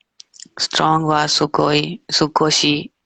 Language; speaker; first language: Japanese; non-native, learner; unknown